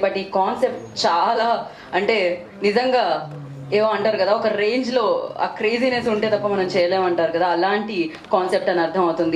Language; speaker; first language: Telugu; native; Telugu